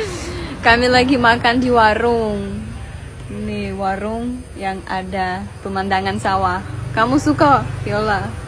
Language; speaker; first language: Indonesian; non-native, learner; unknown